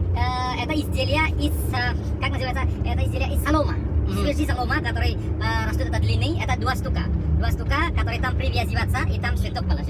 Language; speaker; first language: Russian; non-native, learner; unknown